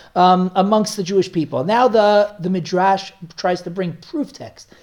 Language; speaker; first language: English; native; English